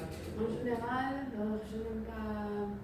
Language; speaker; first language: French; non-native, learner; Spanish